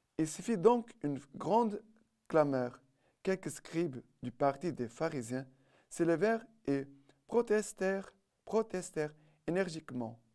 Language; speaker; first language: French; non-native, fluent; Portuguese